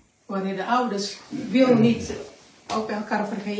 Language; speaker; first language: Dutch; non-native, learner; Indonesian